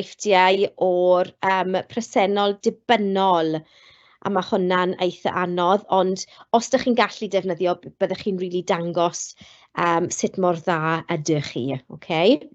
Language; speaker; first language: Welsh; non-native, local second language; English